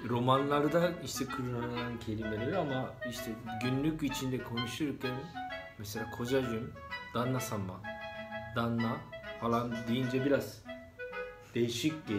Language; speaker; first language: Turkish; non-native, fluent; Japanese